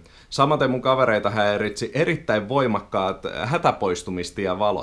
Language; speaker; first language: Finnish; native; Finnish